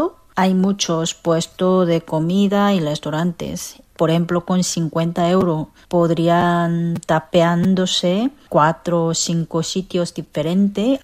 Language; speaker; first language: Spanish; non-native, learner; Korean